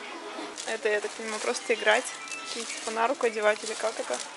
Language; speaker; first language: Russian; native; Russian